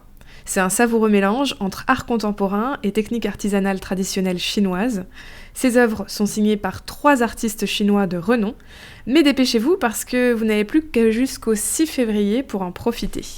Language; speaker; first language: French; native; French